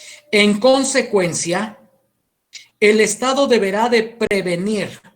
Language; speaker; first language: Spanish; native; Spanish